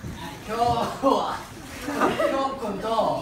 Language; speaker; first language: Japanese; non-native, learner; Korean